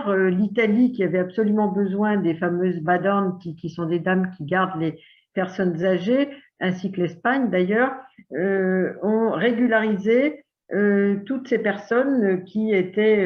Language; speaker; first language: French; native; French